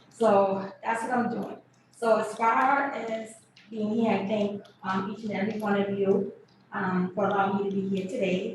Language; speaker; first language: English; early bilingual, other home language; Kabuverdianu